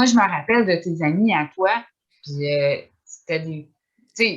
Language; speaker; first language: French; native; French